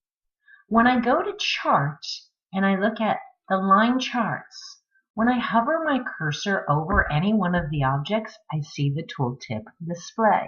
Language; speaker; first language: English; native; English